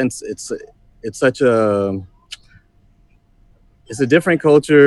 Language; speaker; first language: English; native; English